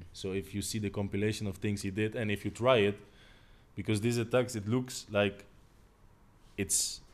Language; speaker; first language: English; non-native, fluent; Dutch